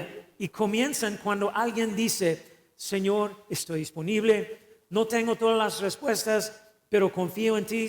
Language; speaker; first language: Spanish; non-native, fluent; English